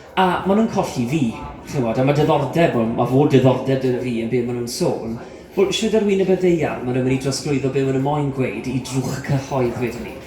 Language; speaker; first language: Welsh; native; Welsh